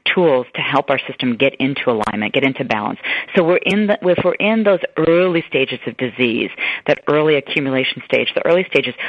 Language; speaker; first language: English; native; English